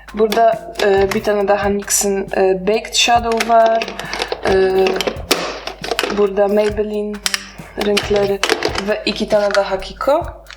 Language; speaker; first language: Turkish; non-native, learner; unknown